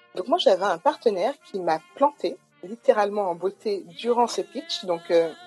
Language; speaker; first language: French; native; French